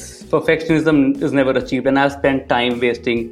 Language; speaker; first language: English; non-native, local second language; Hindi